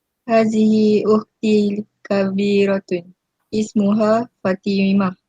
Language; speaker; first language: Arabic; non-native, learner; Malay